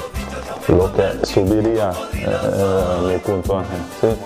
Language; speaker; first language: Spanish; non-native, fluent; Hungarian